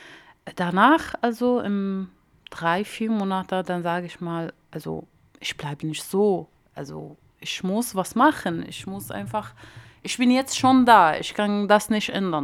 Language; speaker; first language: German; non-native, learner; Arabic